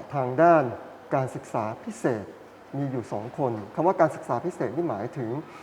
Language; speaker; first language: Thai; native; Thai